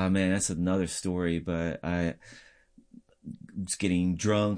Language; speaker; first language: English; non-native, fluent; Portuguese